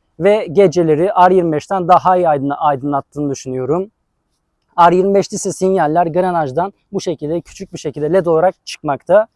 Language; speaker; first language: Turkish; native; Turkish